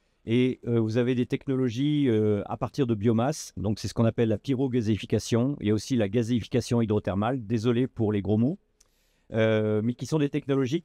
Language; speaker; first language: French; native; French